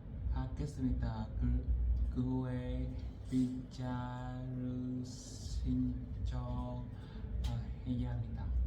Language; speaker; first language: Korean; non-native, learner; Vietnamese